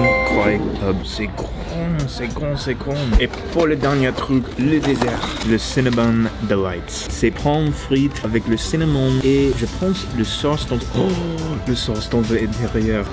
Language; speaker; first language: French; non-native, learner; English